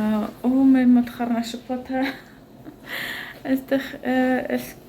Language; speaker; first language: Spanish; non-native, fluent; Armenian